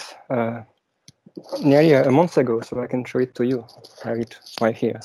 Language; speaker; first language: English; non-native, fluent; French